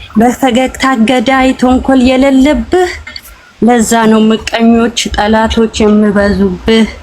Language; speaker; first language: Amharic; non-native, local second language; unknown